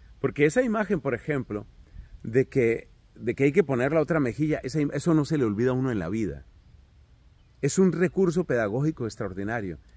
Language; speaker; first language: Spanish; native; Spanish